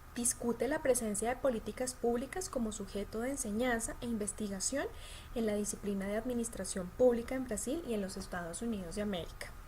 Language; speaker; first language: Spanish; native; Spanish